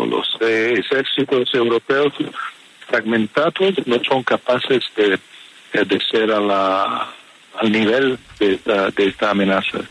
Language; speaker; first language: Spanish; non-native, fluent; Italian